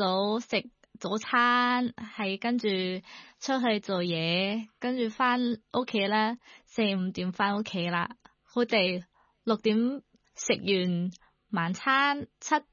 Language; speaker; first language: Cantonese; non-native, learner; Thai